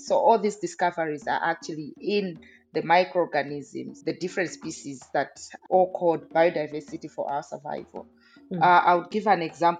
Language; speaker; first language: English; non-native, local second language; Nyanja